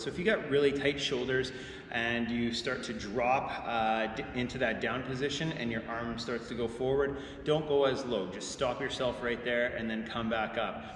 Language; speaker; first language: English; native; English